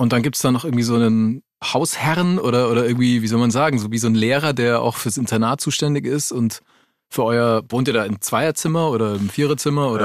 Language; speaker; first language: German; native; German